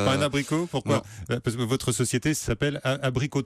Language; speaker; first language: French; native; French